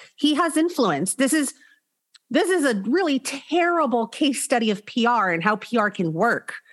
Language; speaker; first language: English; native; English